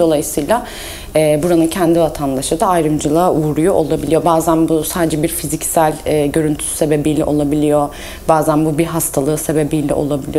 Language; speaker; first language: Turkish; early bilingual, heritage; Turkish